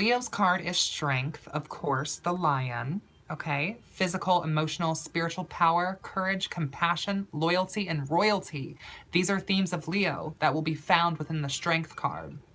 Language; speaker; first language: English; native; English